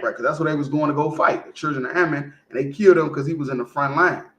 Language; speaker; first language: English; native; English